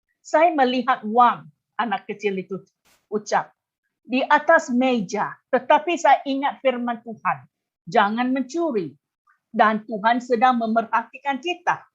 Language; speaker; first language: Malay; non-native, local second language; Chinese